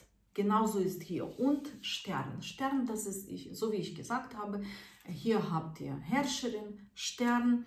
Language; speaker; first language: German; non-native, fluent; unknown